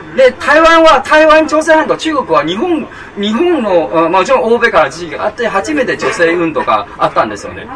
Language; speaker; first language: Japanese; non-native, fluent; Chinese